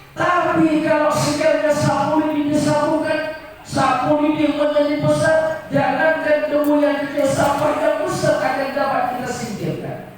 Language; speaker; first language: Indonesian; non-native, local second language; Minangkabau